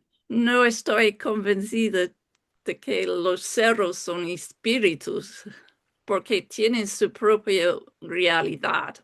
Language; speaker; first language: Spanish; non-native, fluent; English